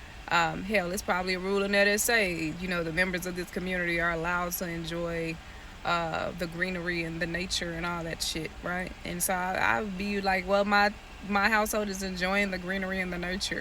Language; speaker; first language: English; native; English